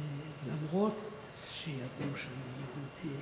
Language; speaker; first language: Hebrew; non-native, fluent; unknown